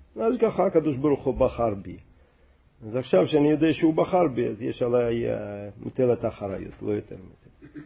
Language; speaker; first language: Hebrew; non-native, fluent; Russian